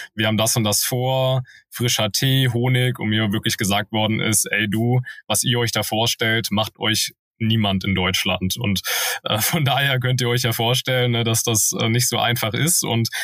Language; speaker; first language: German; native; German